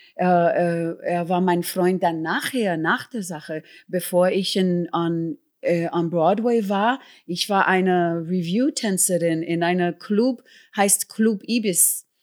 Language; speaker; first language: German; non-native, fluent; English